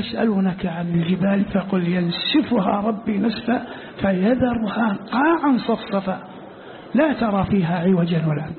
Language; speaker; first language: Arabic; native; Arabic